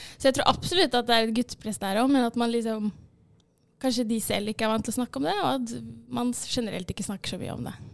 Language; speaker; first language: Norwegian; early bilingual, other home language; Arabic